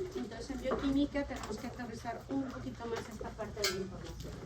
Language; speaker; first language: Spanish; native; Spanish